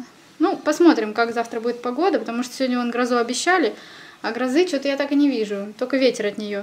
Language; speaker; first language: Russian; native; Russian